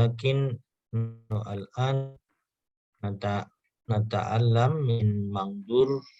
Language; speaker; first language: Arabic; non-native, fluent; Indonesian